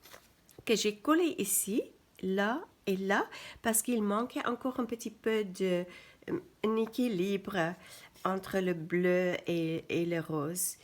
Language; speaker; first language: French; non-native, fluent; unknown